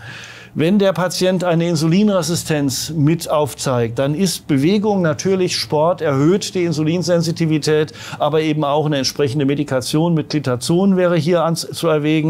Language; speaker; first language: German; native; German